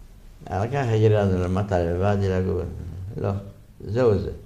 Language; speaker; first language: Hebrew; non-native, fluent; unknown